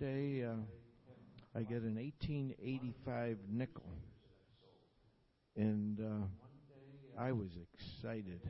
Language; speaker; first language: English; native; English